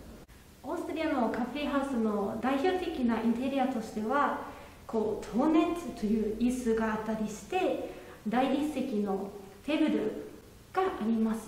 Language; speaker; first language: Japanese; non-native, fluent; German